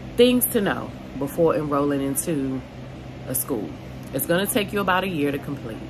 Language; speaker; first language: English; native; English